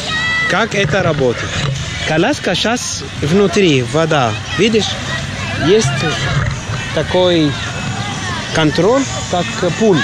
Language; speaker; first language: Russian; non-native, learner; Greek